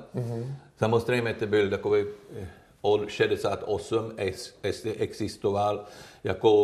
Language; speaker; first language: Czech; non-native, learner; Swedish